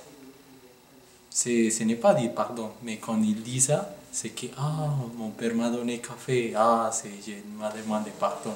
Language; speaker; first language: French; non-native, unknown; Spanish